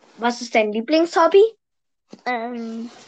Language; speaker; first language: German; early bilingual, other home language; Vietnamese